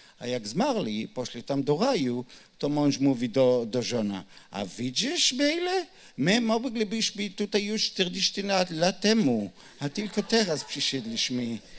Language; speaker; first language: Polish; non-native, learner; Hebrew